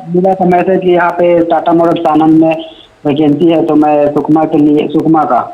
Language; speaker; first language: Hindi; native; Hindi